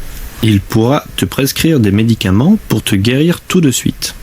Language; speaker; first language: French; native; French